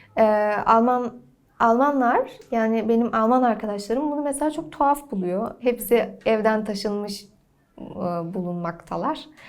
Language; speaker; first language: Turkish; early bilingual, heritage; Turkish